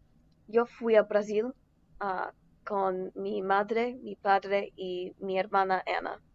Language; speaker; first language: Spanish; non-native, learner; English